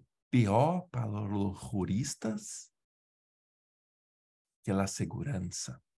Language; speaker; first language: Spanish; non-native, fluent; Portuguese